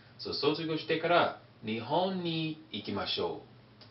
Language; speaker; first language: Japanese; non-native, fluent; English